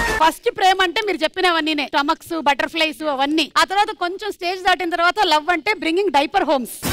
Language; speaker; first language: Telugu; non-native, local second language; Malayalam